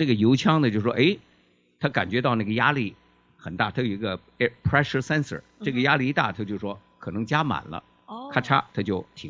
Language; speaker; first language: Chinese; native; Chinese